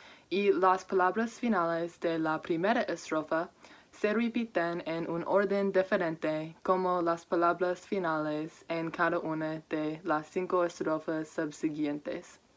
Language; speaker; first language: Spanish; non-native, learner; English